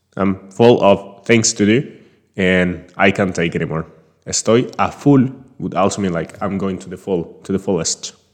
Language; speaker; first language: English; non-native, fluent; Spanish